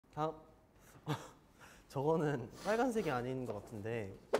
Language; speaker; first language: Korean; native; Korean